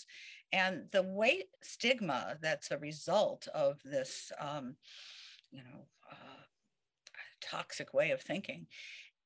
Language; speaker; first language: English; native; English